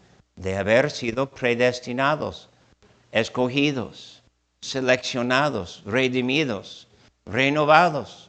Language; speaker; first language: Spanish; non-native, fluent; English